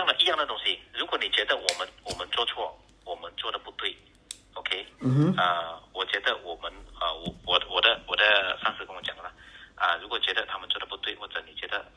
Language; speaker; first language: Chinese; native; Chinese